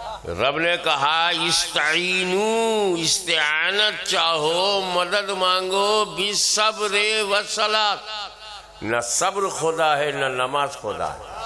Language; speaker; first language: Urdu; native; Urdu